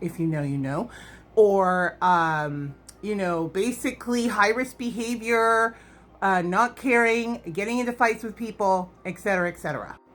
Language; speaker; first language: English; native; English